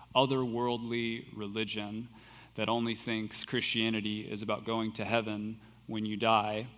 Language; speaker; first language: English; non-native, fluent; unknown